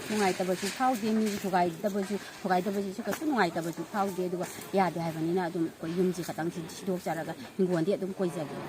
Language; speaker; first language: Manipuri; non-native, local second language; Nepali